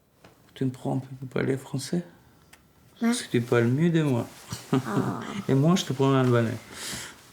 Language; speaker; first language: French; non-native, learner; Albanian